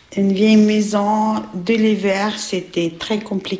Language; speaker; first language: French; non-native, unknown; Albanian